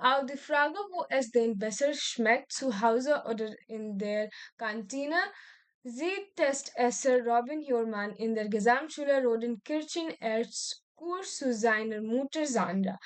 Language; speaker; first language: German; non-native, learner; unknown